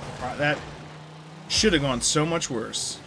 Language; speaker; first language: English; native; English